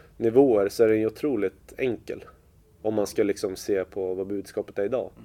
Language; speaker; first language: Swedish; native; Swedish